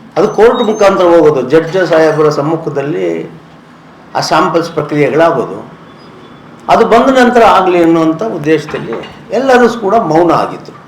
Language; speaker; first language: Kannada; native; Kannada